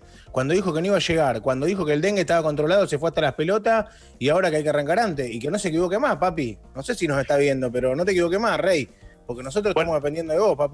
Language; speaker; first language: Spanish; native; Spanish